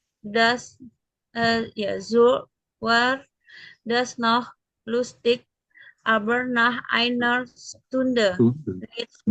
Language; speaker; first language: German; non-native, learner; Indonesian